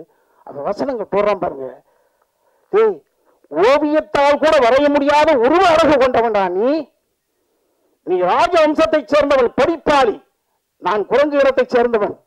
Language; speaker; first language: Tamil; native; Tamil